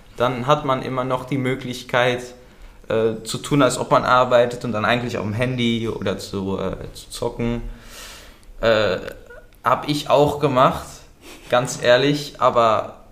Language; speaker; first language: German; early bilingual, other home language; Dutch